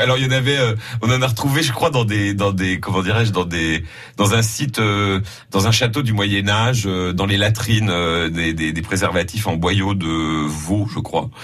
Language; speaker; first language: French; native; French